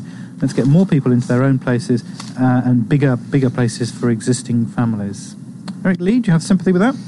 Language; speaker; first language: English; native; English